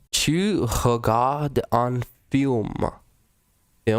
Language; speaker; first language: French; non-native, learner; English